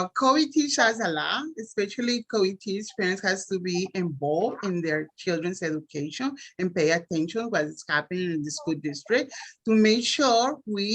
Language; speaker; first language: English; non-native, learner; Spanish